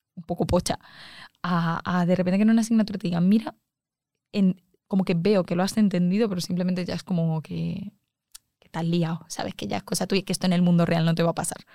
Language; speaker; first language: Spanish; native; Spanish